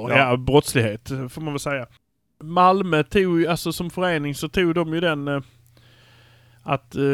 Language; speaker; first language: Swedish; native; Swedish